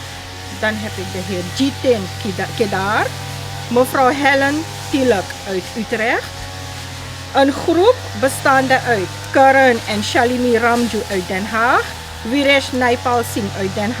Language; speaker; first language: Dutch; non-native, local second language; Caribbean Hindustani